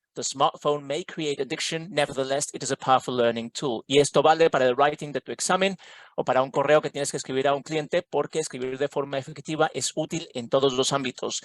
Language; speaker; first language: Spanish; native; Spanish